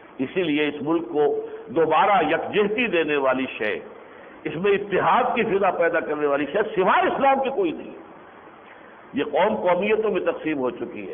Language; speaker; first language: Urdu; native; Urdu